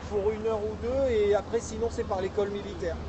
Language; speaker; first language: French; native; French